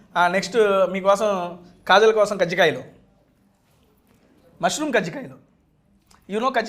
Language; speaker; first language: Telugu; native; Telugu